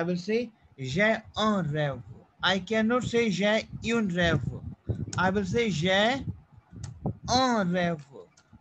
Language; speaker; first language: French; non-native, fluent; Hindi